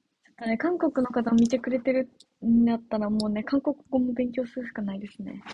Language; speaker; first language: Japanese; native; Japanese